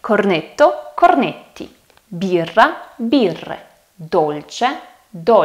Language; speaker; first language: Italian; non-native, fluent; Polish